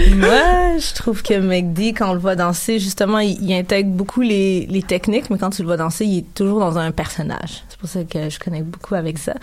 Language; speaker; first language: French; early bilingual, other home language; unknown